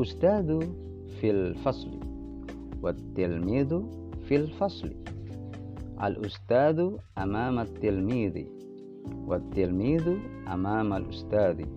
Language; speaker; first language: Arabic; non-native, fluent; Indonesian